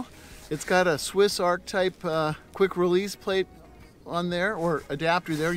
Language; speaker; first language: English; native; English